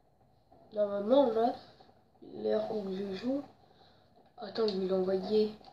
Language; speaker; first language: French; native; French